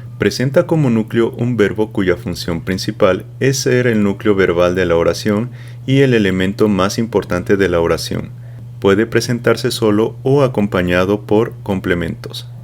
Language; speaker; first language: Spanish; native; Spanish